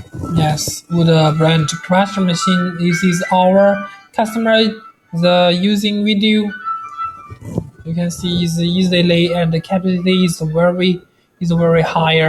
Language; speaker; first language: English; non-native, learner; Chinese